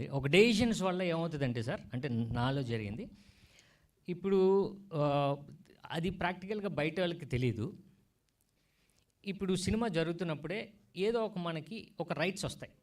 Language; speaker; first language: Telugu; native; Telugu